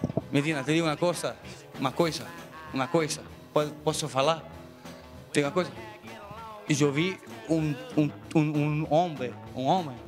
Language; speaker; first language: Portuguese; non-native, learner; Spanish